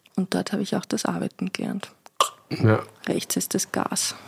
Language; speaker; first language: German; native; German